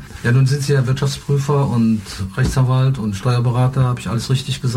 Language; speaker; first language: German; native; German